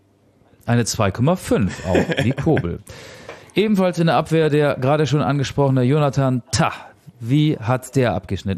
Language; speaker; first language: German; native; German